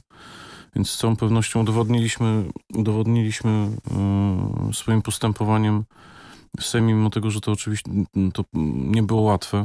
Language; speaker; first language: Polish; native; Polish